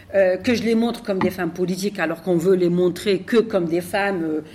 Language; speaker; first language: French; non-native, local second language; Arabic